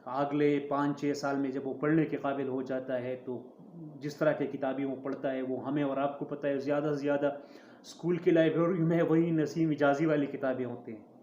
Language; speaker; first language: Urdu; non-native, local second language; Pashto